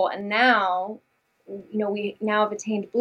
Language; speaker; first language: English; native; English